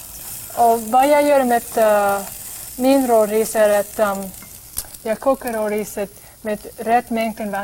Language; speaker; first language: Swedish; non-native, fluent; English